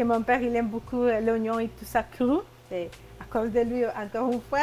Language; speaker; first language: French; non-native, fluent; Spanish